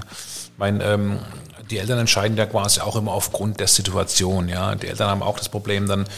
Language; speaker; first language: German; native; German